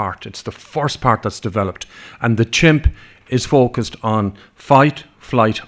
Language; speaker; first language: English; non-native, local second language; Irish